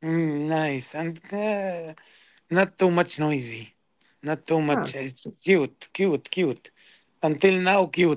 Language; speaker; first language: English; non-native, learner; Arabic